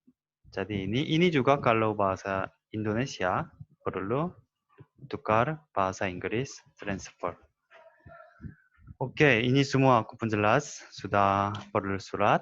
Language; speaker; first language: Indonesian; non-native, learner; Korean